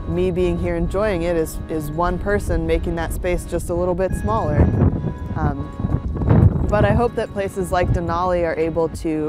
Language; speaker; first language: English; native; English